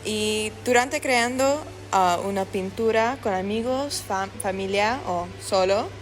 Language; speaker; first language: Spanish; non-native, learner; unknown